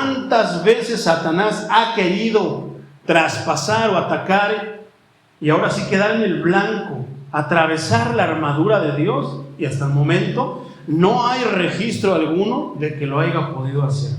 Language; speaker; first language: Spanish; native; Spanish